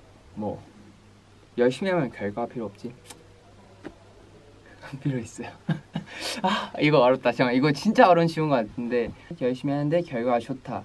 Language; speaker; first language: Korean; non-native, fluent; Thai